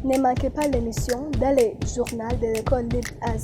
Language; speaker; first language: French; non-native, local second language; Kinyarwanda